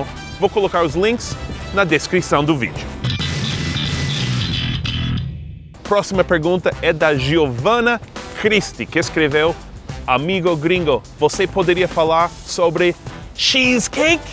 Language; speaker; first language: Portuguese; non-native, fluent; English